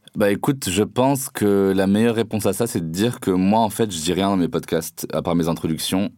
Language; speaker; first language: French; non-native, local second language; Arabic